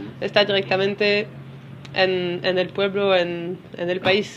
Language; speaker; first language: Spanish; non-native, learner; French